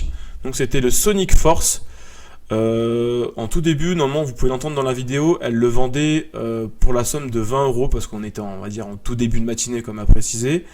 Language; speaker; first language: French; native; French